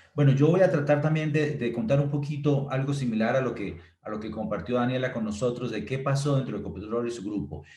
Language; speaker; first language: Spanish; native; Spanish